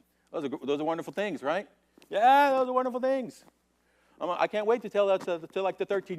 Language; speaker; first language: English; native; English